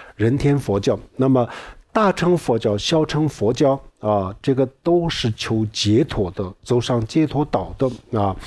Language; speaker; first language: Chinese; non-native, local second language; Tibetan